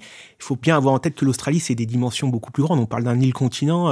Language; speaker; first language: French; native; French